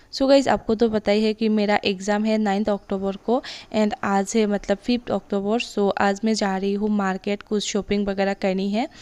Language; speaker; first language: Hindi; non-native, local second language; Bangla